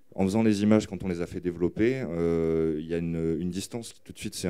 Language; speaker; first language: French; native; French